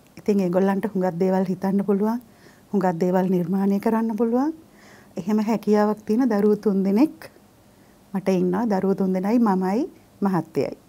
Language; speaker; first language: Sinhala; native; Sinhala